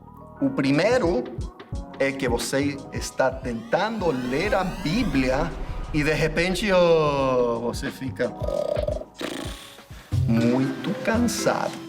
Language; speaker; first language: Portuguese; non-native, fluent; English